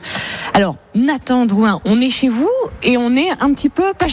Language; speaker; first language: French; native; French